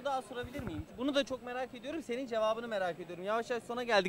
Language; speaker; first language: Turkish; native; Turkish